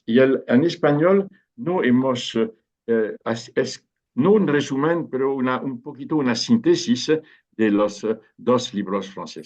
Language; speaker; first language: Spanish; non-native, fluent; French